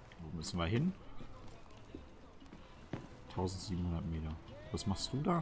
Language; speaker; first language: German; native; German